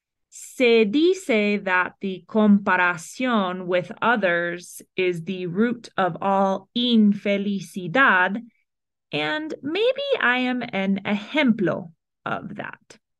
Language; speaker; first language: English; native; English